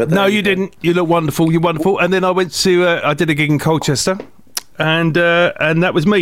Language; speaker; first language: English; native; English